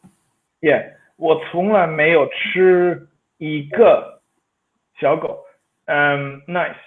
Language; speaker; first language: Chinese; non-native, fluent; Swedish